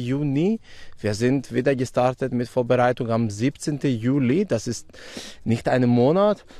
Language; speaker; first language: German; non-native, fluent; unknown